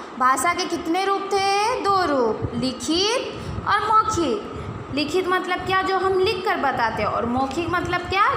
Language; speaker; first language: Hindi; non-native, local second language; Odia